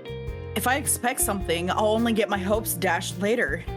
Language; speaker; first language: English; native; English